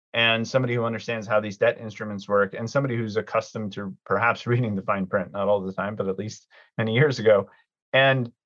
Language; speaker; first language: English; early bilingual, other home language; Greek